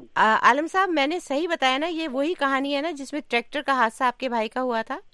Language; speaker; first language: Urdu; native; Urdu